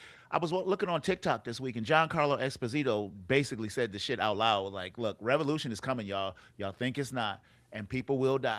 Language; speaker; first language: English; native; English